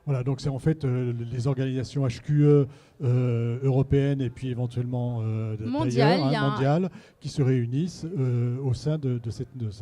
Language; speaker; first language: French; native; French